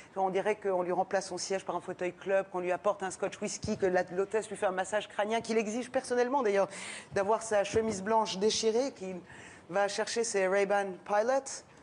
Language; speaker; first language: French; early bilingual, other home language; Persian